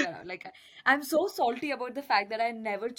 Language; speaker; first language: English; non-native, local second language; Hindi